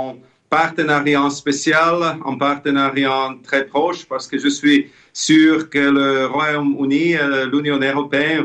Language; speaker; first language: French; non-native, fluent; Slovak